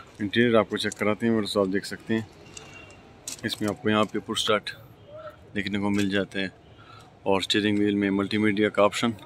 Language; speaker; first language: Urdu; non-native, local second language; Pashto